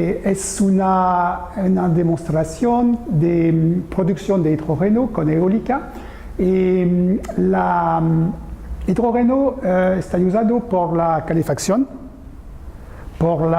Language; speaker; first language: Spanish; non-native, learner; French